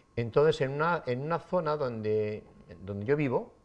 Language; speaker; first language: Spanish; native; Spanish